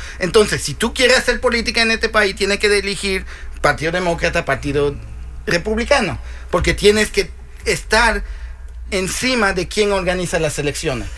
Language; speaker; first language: Spanish; early bilingual, heritage; Spanish